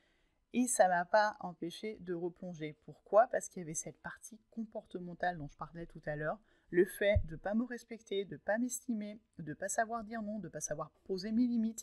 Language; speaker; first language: French; native; French